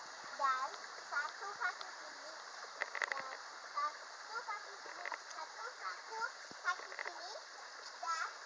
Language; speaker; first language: Indonesian; non-native, learner; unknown